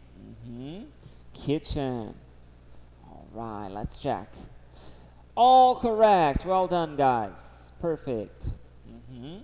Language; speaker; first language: English; non-native, fluent; Portuguese